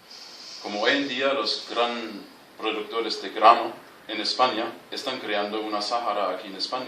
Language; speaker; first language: Spanish; non-native, fluent; German